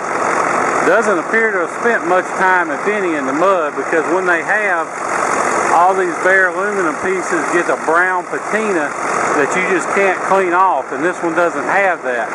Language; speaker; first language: English; native; English